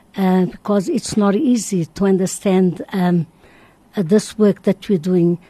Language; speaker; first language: English; non-native, learner; Portuguese